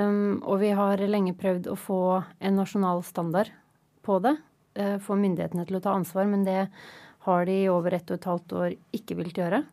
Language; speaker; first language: Norwegian; native; Norwegian